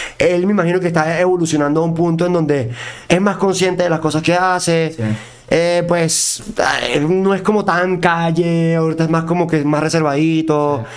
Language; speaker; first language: Spanish; native; Spanish